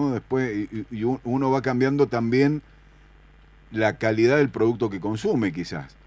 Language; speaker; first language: Spanish; native; Spanish